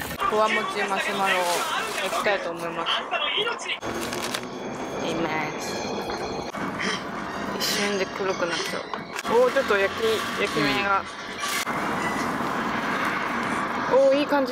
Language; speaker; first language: Japanese; non-native, fluent; Chinese